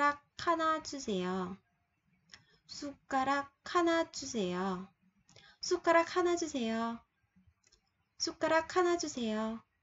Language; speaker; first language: Korean; non-native, fluent; Vietnamese